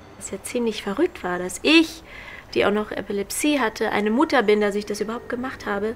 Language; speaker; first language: German; native; German